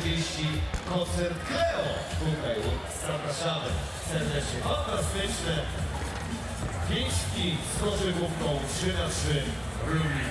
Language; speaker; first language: Polish; native; Polish